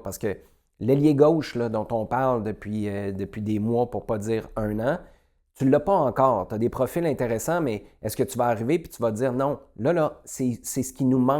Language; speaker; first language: French; native; French